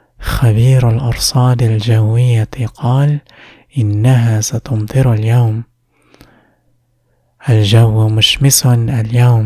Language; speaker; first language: Arabic; non-native, fluent; English